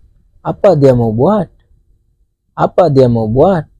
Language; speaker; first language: Indonesian; non-native, learner; Bangla